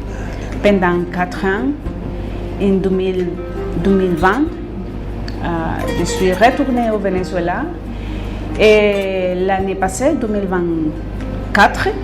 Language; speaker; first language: French; non-native, fluent; Spanish